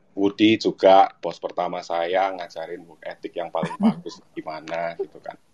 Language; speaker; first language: Indonesian; native; Indonesian